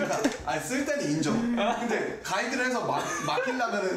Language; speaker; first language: Korean; native; Korean